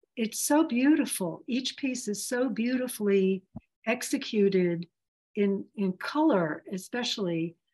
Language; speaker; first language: English; early bilingual, other home language; Yiddish